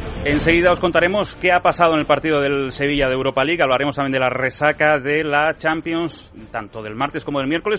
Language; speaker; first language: Spanish; native; Spanish